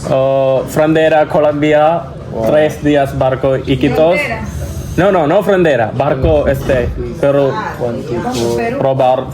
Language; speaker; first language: Spanish; non-native, learner; Malayalam